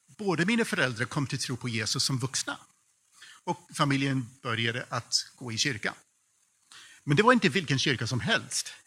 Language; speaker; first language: Swedish; non-native, fluent; English